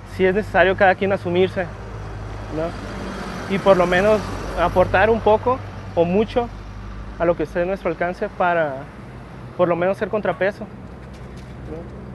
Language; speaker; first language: Spanish; native; Spanish